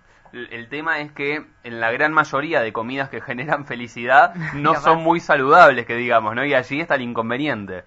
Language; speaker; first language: Spanish; native; Spanish